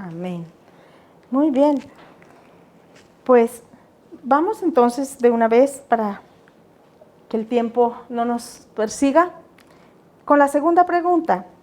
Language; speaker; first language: Spanish; native; Spanish